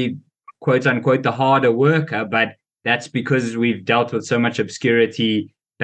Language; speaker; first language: English; native; English